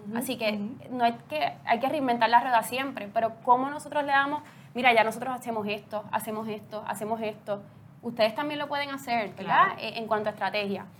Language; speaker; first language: Spanish; native; Spanish